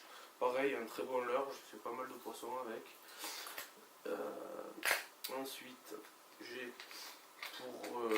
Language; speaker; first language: French; native; French